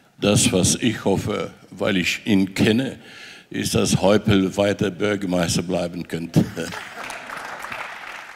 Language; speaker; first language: German; non-native, fluent; French